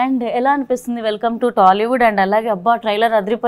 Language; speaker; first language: Telugu; native; Telugu